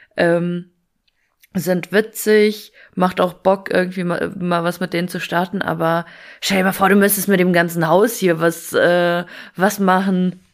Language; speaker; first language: German; early bilingual, other home language; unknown